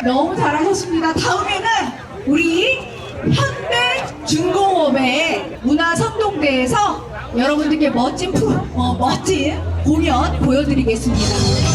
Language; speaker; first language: Korean; non-native, fluent; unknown